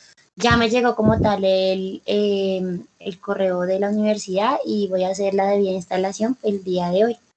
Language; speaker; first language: Spanish; native; Spanish